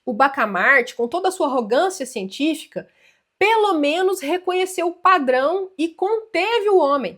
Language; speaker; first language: Portuguese; native; Portuguese